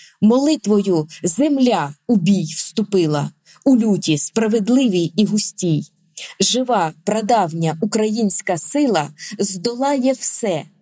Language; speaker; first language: Ukrainian; non-native, local second language; Russian